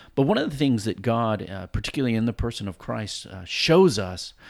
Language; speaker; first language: English; native; English